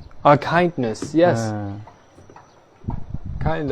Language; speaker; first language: English; non-native, fluent; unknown